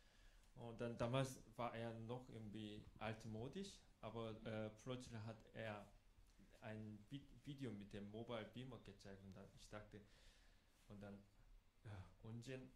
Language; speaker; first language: German; non-native, fluent; Korean